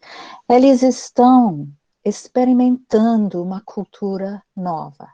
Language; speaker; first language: Portuguese; non-native, fluent; English